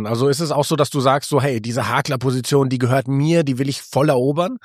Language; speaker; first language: German; native; German